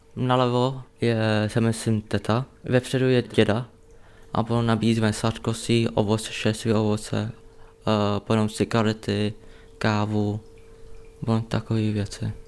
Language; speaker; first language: Czech; early bilingual, other home language; Vietnamese